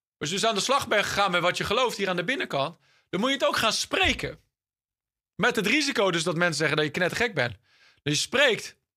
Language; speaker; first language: Dutch; non-native, fluent; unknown